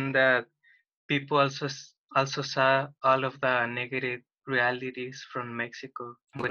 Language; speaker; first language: English; non-native, fluent; Spanish